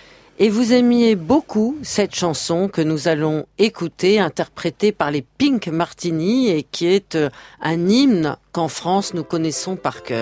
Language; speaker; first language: French; native; French